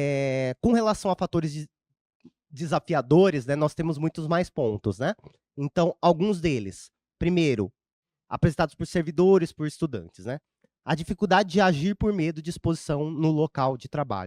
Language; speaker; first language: Portuguese; native; Portuguese